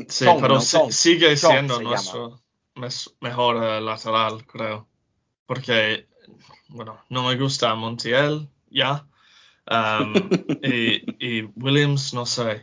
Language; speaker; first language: Spanish; non-native, learner; English